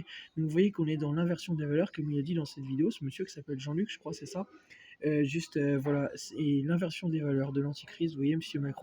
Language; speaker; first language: French; native; French